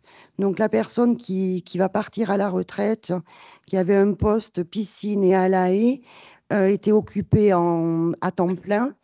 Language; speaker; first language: French; native; French